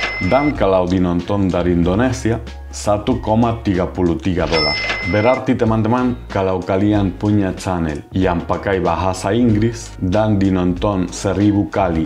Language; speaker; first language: Indonesian; non-native, fluent; Spanish